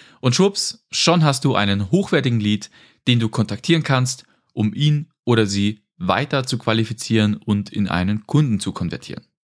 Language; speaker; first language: German; native; German